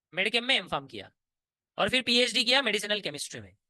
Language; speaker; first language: Hindi; non-native, local second language; Marathi